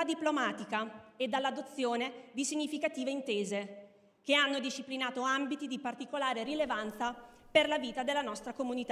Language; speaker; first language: Italian; native; Italian